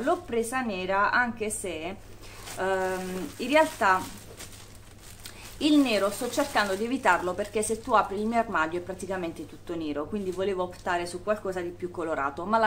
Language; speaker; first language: Italian; native; Italian